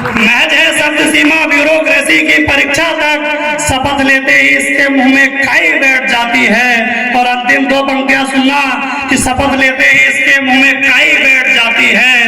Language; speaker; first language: Hindi; native; Hindi